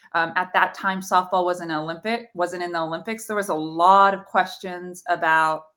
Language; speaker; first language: English; native; English